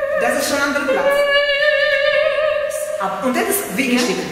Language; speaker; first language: German; non-native, fluent; Russian